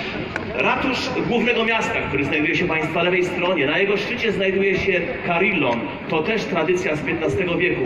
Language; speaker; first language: Polish; native; Polish